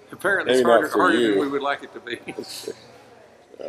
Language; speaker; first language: English; native; English